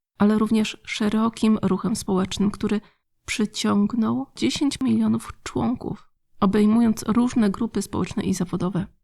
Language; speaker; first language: Polish; native; Polish